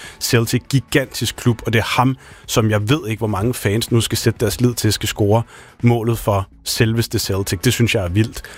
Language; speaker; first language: Danish; native; Danish